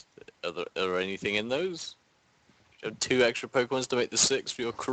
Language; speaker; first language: English; native; English